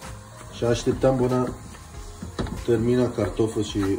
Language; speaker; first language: Romanian; non-native, learner; Arabic